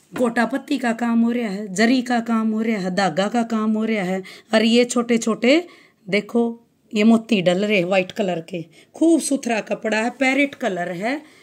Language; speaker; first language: Hindi; native; Hindi